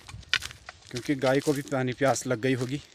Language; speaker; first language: Hindi; native; Hindi